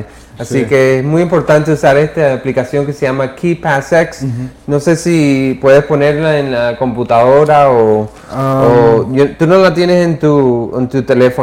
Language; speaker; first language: Spanish; early bilingual, heritage; English